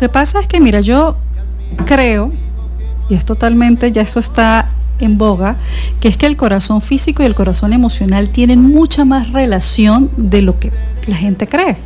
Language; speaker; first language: Spanish; native; Spanish